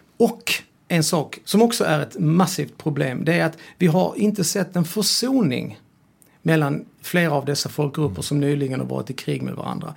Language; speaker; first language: Swedish; early bilingual, other home language; Serbian